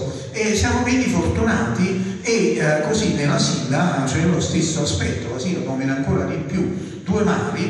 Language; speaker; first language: Italian; native; Italian